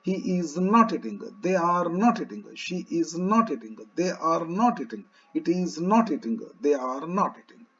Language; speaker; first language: English; non-native, local second language; Kannada